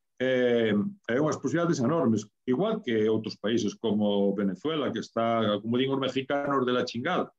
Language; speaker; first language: Galician; native; Galician